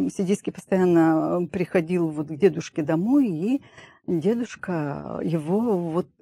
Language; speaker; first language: Russian; native; Russian